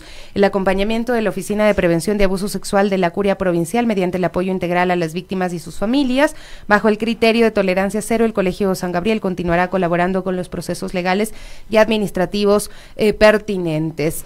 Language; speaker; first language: Spanish; native; Spanish